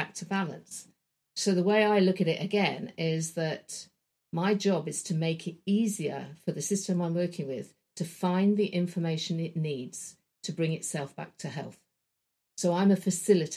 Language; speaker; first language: English; native; English